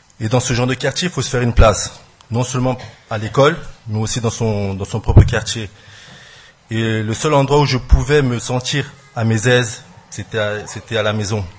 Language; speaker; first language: French; early bilingual, other home language; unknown